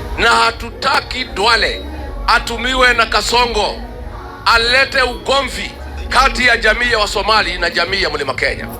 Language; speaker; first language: Swahili; non-native, local second language; Kikuyu